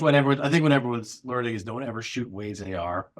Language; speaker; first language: English; native; English